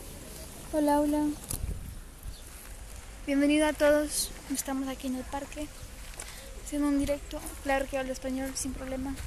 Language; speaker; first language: Spanish; non-native, fluent; Bulgarian